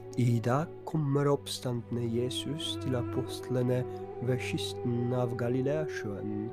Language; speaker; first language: Norwegian; non-native, fluent; Polish